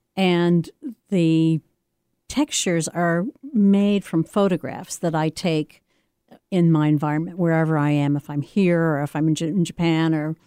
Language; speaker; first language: English; native; English